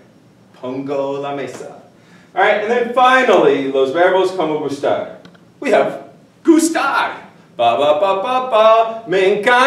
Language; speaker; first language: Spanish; non-native, fluent; English